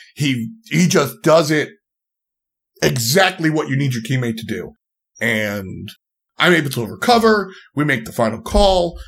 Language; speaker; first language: English; native; English